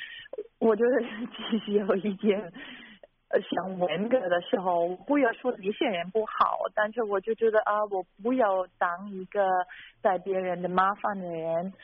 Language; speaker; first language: Chinese; non-native, fluent; German